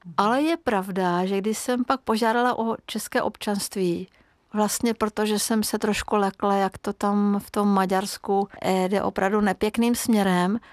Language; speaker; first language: Czech; non-native, fluent; Hungarian